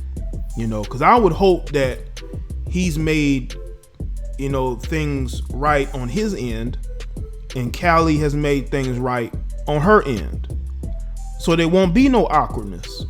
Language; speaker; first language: English; native; English